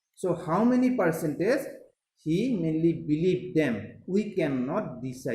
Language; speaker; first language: English; non-native, local second language; Assamese